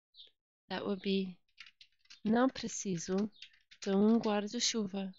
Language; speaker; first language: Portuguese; non-native, fluent; English